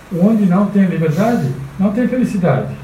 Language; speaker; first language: Portuguese; non-native, fluent; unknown